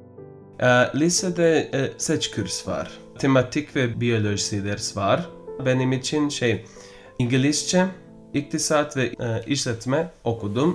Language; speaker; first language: Turkish; non-native, learner; Bosnian